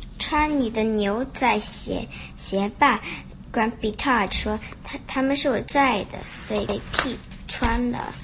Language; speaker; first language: Chinese; early bilingual, heritage; Chinese